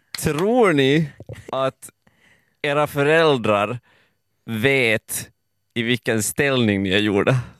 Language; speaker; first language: Swedish; native; Swedish